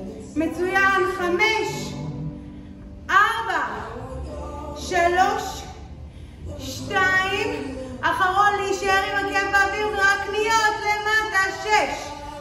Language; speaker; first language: Hebrew; native; Hebrew